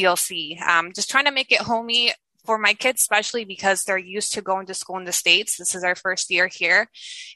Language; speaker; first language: English; early bilingual, other home language; Spanish